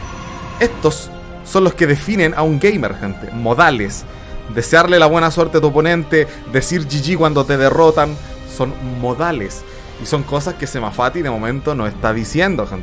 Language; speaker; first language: Spanish; native; Spanish